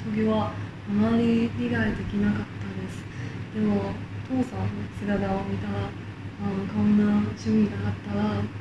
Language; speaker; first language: Japanese; non-native, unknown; Chinese